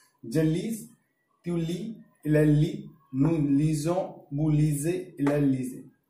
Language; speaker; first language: French; non-native, learner; Hindi